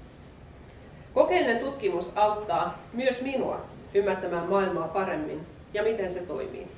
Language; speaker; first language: Finnish; native; Finnish